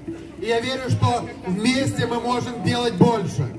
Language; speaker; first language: Polish; non-native, learner; Russian